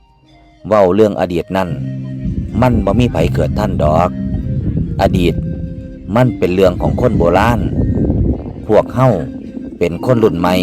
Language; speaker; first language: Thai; non-native, local second language; Lao